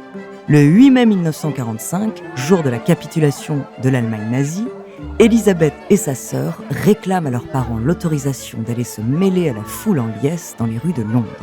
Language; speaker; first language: French; native; French